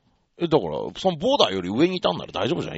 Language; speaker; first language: Japanese; native; Japanese